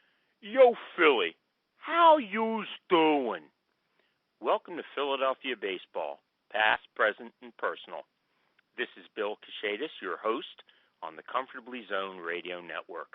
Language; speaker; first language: English; native; English